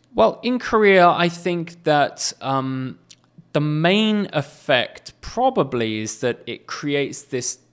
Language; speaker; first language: English; native; English